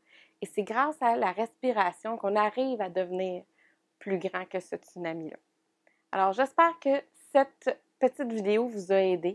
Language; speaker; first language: French; native; French